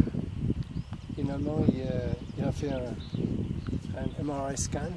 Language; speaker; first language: French; non-native, fluent; English